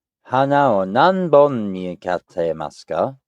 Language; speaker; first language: Japanese; non-native, learner; English